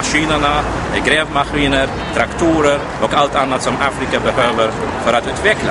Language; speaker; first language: Swedish; non-native, fluent; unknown